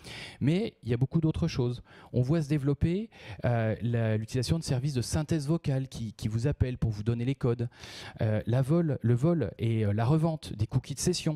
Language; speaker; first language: French; native; French